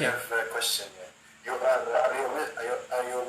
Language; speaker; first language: English; non-native, learner; Turkish